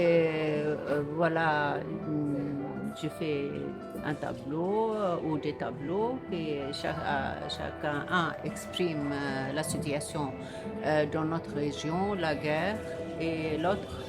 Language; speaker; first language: French; non-native, local second language; Arabic